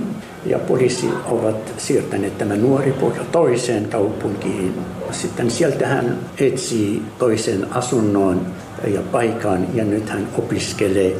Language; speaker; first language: Finnish; non-native, fluent; Arabic